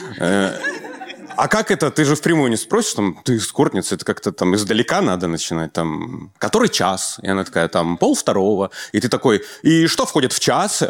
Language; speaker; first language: Russian; native; Russian